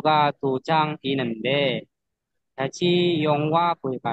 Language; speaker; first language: Korean; non-native, learner; Indonesian